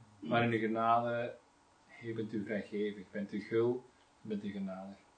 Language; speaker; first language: Dutch; native; Dutch